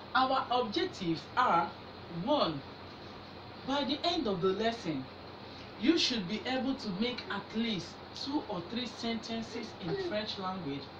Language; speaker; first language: English; non-native, local second language; Igbo